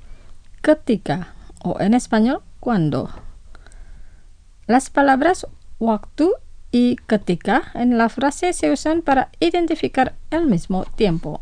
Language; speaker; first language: Spanish; non-native, fluent; Indonesian